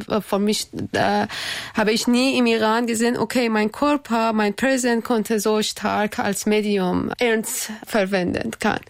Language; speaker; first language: German; non-native, learner; Persian